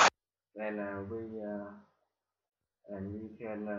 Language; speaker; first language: English; non-native, learner; Vietnamese